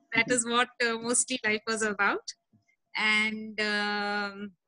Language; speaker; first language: English; non-native, local second language; Hindi